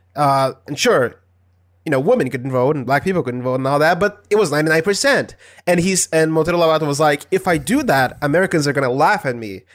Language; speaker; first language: English; non-native, fluent; Portuguese